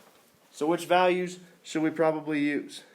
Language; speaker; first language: English; native; English